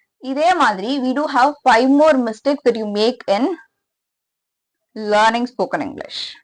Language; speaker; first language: English; non-native, local second language; Tamil